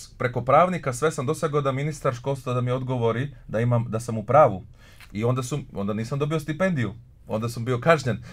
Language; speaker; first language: Croatian; non-native, local second language; Slovak